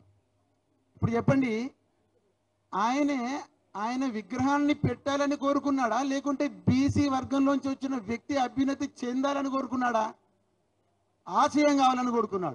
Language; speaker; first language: Telugu; native; Telugu